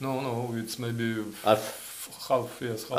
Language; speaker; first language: English; non-native, learner; Ukrainian